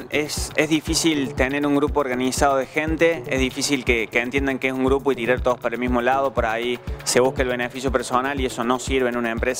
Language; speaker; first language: Spanish; native; Spanish